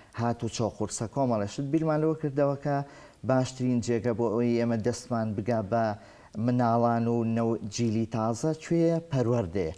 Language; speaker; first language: Central Kurdish; native; Central Kurdish